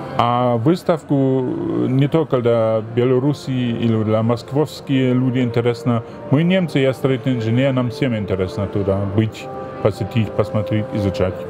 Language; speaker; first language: Russian; non-native, fluent; German